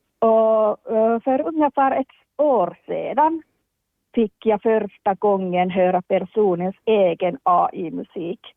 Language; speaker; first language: Swedish; non-native, local second language; Finnish